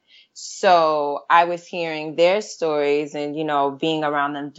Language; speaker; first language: English; native; English